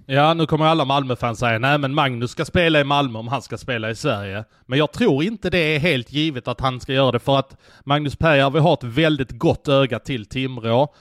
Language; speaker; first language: Swedish; native; Swedish